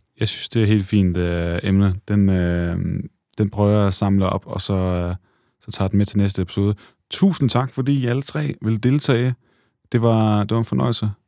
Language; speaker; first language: Danish; native; Danish